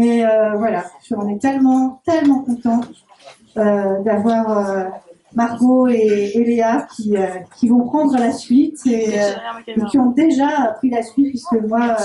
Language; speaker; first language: French; native; French